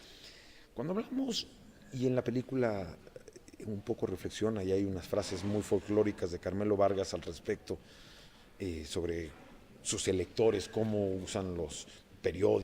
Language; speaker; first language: Spanish; native; Spanish